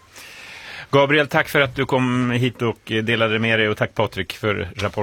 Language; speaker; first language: Swedish; native; Swedish